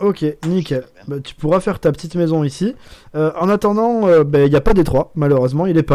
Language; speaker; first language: French; native; French